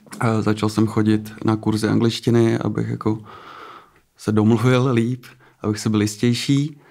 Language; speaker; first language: Czech; native; Czech